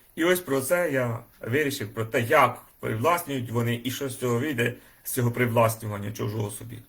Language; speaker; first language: Ukrainian; native; Ukrainian